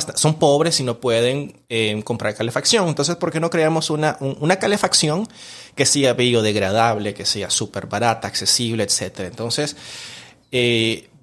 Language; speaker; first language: Spanish; native; Spanish